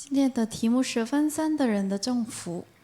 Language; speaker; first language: Chinese; non-native, fluent; Korean